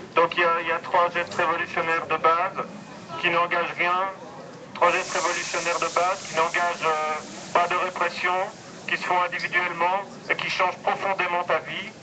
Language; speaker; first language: French; non-native, fluent; Spanish